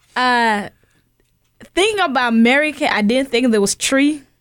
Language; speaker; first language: English; early bilingual, other home language; Rundi